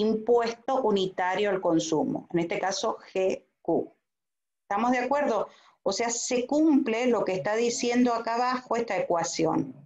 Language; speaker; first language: Spanish; native; Spanish